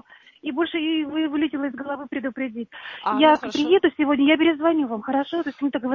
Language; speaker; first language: Russian; native; Russian